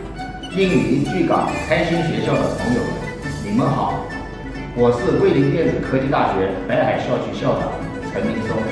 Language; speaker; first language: Chinese; native; Chinese